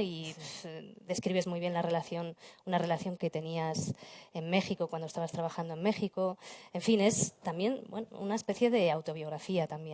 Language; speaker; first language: Spanish; native; Spanish